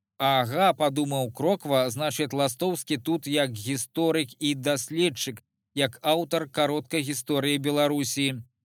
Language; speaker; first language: Belarusian; native; Belarusian